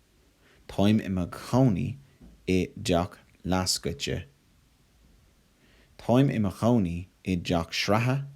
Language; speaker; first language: Irish; non-native, local second language; English